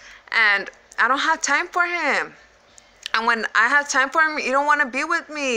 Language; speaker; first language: English; early bilingual, other home language; Spanish